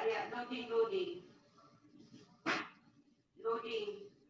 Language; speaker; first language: English; non-native, local second language; Filipino